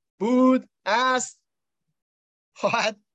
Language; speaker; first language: Persian; non-native, learner; English